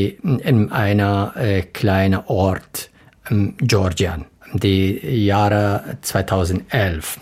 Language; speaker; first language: German; non-native, learner; Arabic